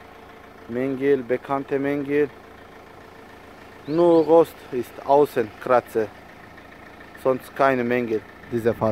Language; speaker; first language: German; non-native, learner; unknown